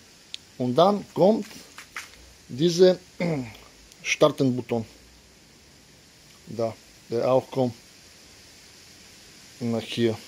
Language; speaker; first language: German; non-native, learner; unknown